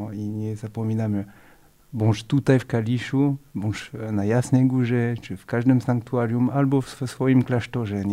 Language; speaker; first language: Polish; non-native, fluent; French